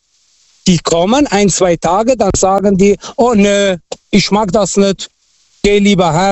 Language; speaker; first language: German; non-native, fluent; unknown